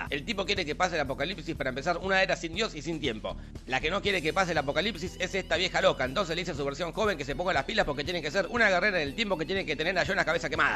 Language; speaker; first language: Spanish; native; Spanish